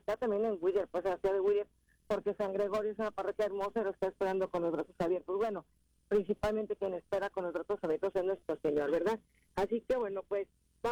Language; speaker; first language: Spanish; native; Spanish